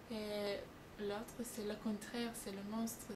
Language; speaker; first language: French; non-native, learner; Lithuanian